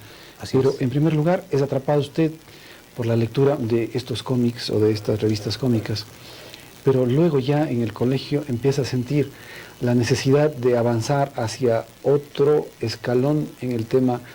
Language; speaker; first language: Spanish; native; Spanish